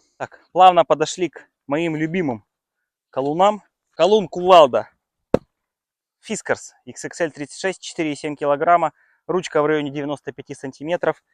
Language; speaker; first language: Russian; native; Russian